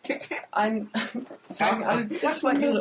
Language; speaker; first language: German; native; German